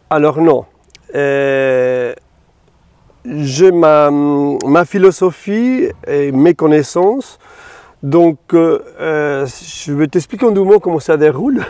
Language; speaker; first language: French; non-native, fluent; Spanish